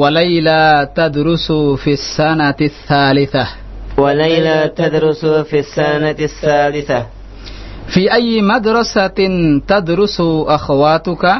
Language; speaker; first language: Arabic; non-native, fluent; Indonesian